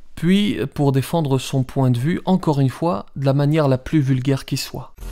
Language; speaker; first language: French; early bilingual, other home language; Riffian